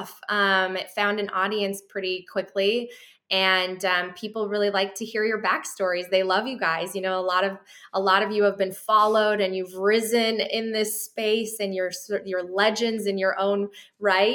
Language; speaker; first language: English; native; English